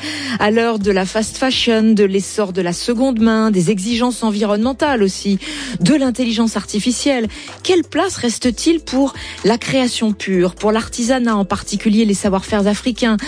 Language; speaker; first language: French; native; French